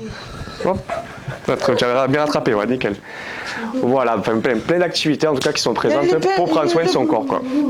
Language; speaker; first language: French; native; French